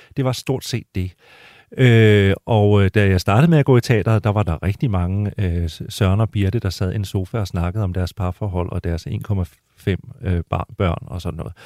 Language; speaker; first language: Danish; native; Danish